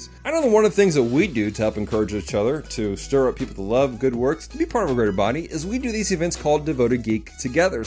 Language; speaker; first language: English; native; English